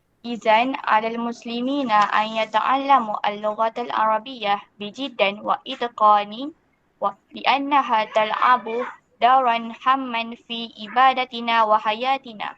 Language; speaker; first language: Arabic; non-native, learner; Malay